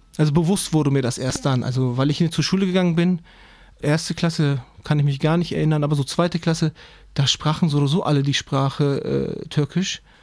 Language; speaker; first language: German; early bilingual, other home language; Turkish